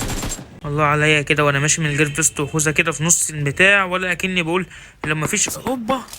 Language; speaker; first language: Arabic; native; Arabic